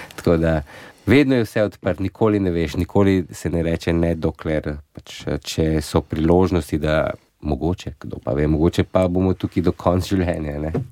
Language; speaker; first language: Slovenian; non-native, fluent; Portuguese